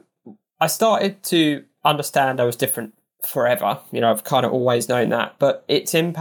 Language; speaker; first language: English; native; English